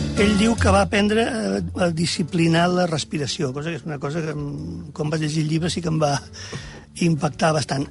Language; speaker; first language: Catalan; native; Catalan